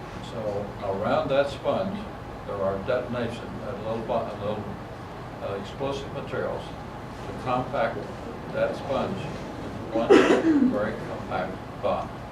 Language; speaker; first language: English; native; English